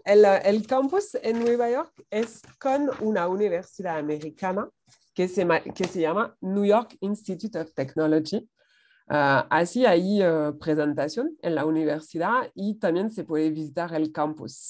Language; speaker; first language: Spanish; non-native, fluent; French